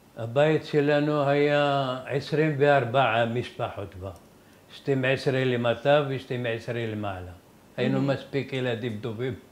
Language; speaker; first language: Hebrew; non-native, fluent; Arabic